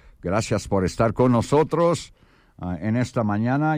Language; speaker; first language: Spanish; early bilingual, heritage; Spanish